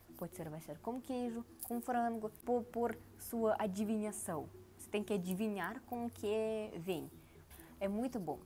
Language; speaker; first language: Portuguese; non-native, learner; Russian